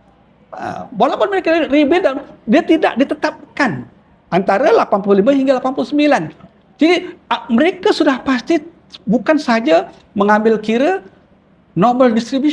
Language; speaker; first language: Malay; native; Malay